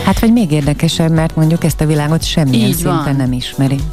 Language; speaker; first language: Hungarian; native; Hungarian